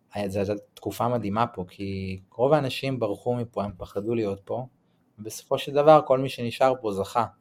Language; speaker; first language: Hebrew; native; Hebrew